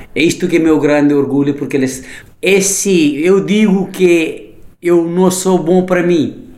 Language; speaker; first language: Portuguese; non-native, fluent; Nepali